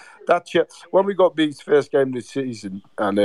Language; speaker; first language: English; native; English